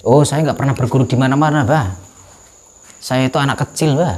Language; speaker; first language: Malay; non-native, local second language; Javanese